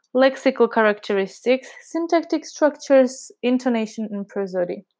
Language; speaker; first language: English; non-native, fluent; Czech